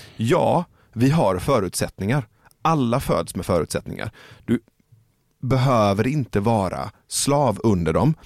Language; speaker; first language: Swedish; early bilingual, other home language; Persian